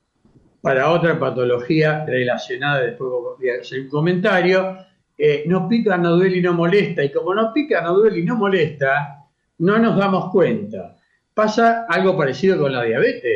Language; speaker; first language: Spanish; native; Spanish